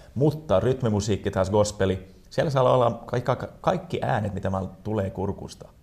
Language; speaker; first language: Finnish; non-native, local second language; Swedish